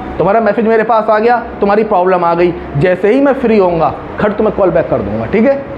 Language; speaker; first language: Hindi; native; Hindi